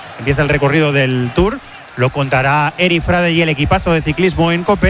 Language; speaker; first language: Spanish; native; Spanish